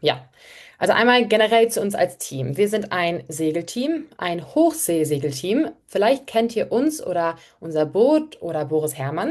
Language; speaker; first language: German; native; German